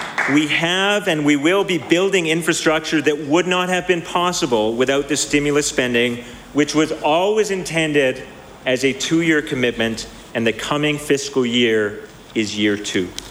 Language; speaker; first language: English; native; English